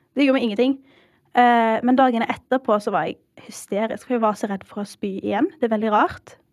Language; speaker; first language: Norwegian; early bilingual, heritage; Norwegian